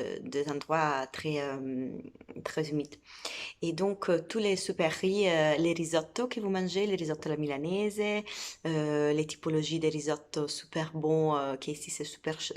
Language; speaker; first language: French; non-native, fluent; Italian